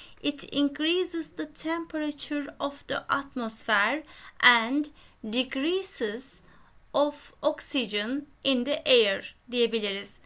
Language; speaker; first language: English; non-native, fluent; Turkish